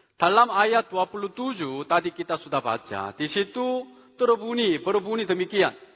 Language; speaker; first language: Indonesian; non-native, fluent; Korean